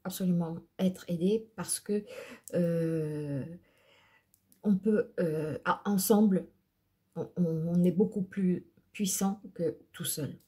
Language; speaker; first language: French; native; French